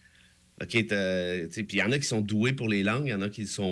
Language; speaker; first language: French; native; French